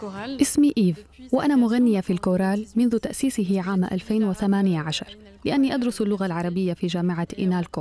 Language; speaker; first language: Arabic; non-native, fluent; French